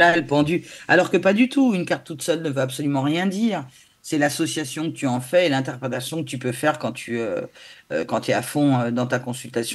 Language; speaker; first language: French; native; French